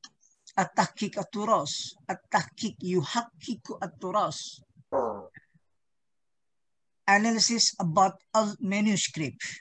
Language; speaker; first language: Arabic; non-native, learner; Indonesian